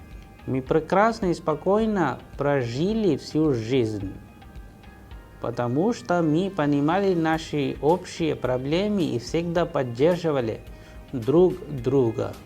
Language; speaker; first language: Russian; non-native, fluent; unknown